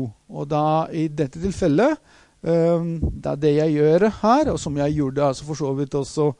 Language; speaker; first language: Norwegian; non-native, fluent; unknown